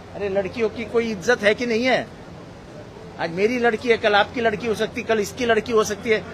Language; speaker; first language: Hindi; non-native, local second language; Marathi